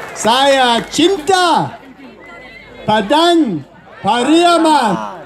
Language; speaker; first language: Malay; non-native, learner; English